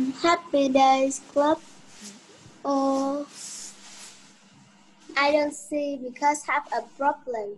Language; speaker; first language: English; non-native, learner; Vietnamese